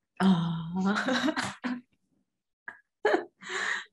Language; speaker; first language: Thai; native; Thai